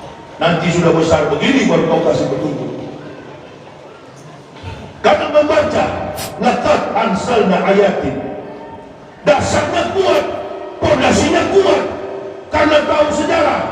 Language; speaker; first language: Indonesian; native; Indonesian